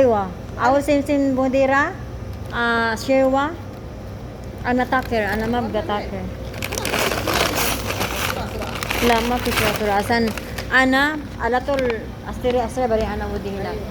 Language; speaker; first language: Arabic; non-native, learner; Filipino